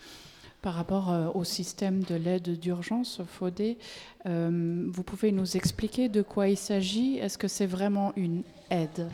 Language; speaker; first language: French; native; French